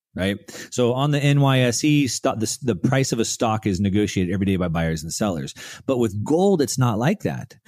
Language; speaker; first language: English; native; English